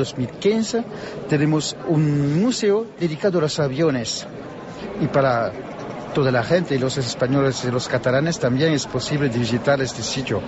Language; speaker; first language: Spanish; non-native, learner; French